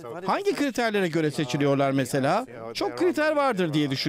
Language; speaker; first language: Turkish; native; Turkish